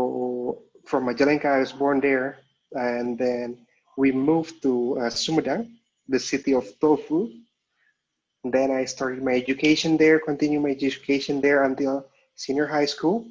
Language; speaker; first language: English; non-native, local second language; Indonesian